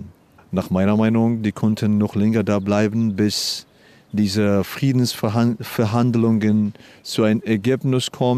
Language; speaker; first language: German; non-native, fluent; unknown